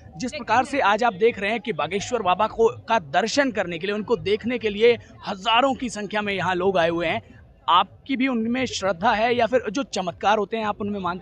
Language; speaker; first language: Hindi; native; Hindi